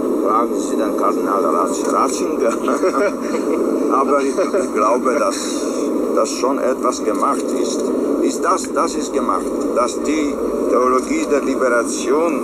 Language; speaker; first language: German; non-native, fluent; Polish